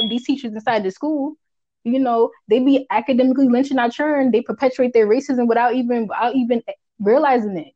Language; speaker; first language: English; early bilingual, other home language; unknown